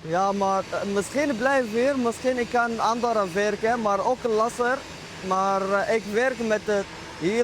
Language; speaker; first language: Dutch; non-native, learner; Arabic